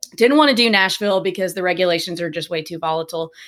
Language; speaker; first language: English; native; English